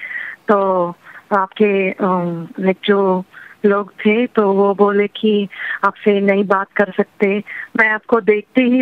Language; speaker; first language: Hindi; non-native, local second language; Telugu